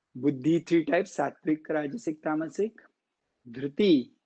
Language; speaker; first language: English; non-native, local second language; Marathi